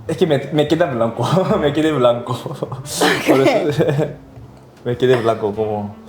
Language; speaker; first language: Spanish; non-native, learner; Korean